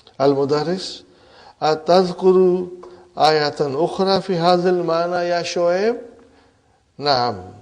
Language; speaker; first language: Arabic; non-native, fluent; English